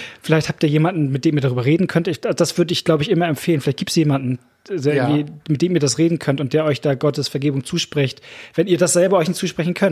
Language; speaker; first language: German; native; German